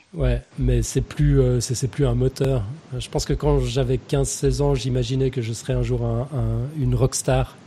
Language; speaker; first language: French; native; French